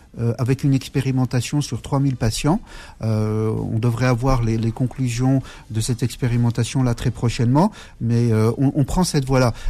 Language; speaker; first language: French; early bilingual, other home language; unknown